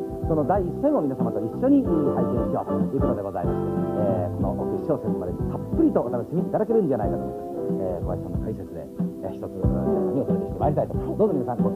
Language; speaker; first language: Japanese; native; Japanese